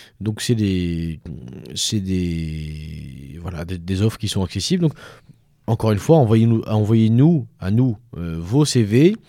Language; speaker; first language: French; native; French